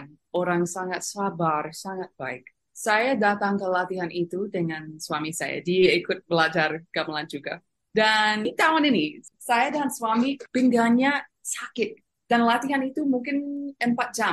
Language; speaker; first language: Indonesian; non-native, fluent; English